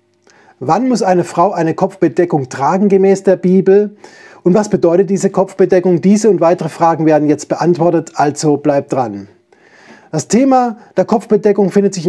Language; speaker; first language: German; native; German